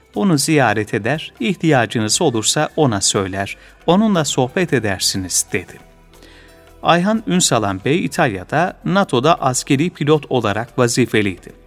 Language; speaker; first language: Turkish; native; Turkish